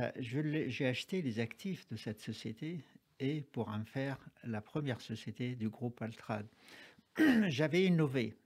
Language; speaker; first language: French; non-native, fluent; Arabic